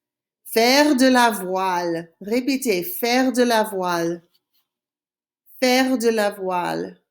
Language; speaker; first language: French; non-native, fluent; English